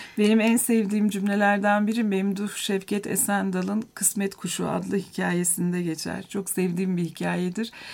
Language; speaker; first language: Turkish; native; Turkish